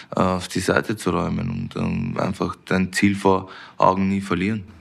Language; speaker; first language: German; native; German